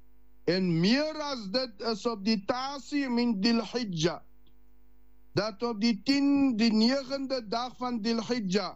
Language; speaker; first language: Dutch; non-native, learner; Afrikaans